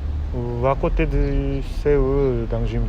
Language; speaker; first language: French; non-native, fluent; Korean